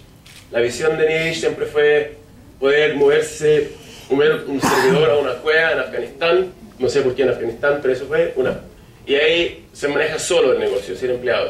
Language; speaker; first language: Spanish; non-native, fluent; Swedish